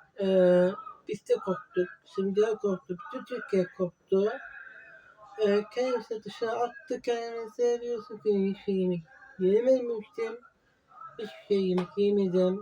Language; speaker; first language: Turkish; non-native, learner; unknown